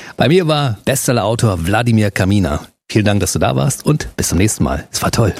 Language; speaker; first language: German; native; German